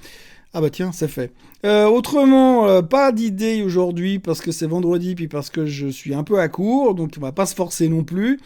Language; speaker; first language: French; native; French